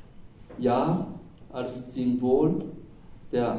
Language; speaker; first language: German; non-native, fluent; Japanese